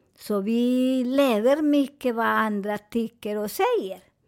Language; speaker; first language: Swedish; non-native, fluent; Spanish